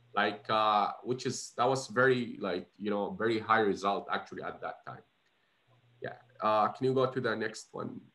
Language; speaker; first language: English; non-native, fluent; Arabic